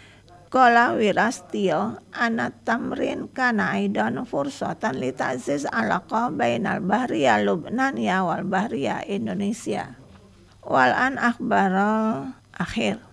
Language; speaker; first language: Arabic; non-native, fluent; Indonesian